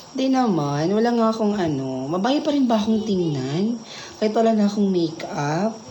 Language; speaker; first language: Filipino; non-native, local second language; Cebuano